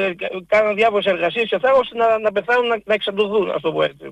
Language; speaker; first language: Greek; native; Greek